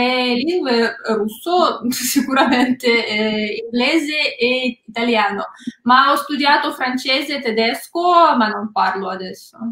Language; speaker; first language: Italian; non-native, learner; Russian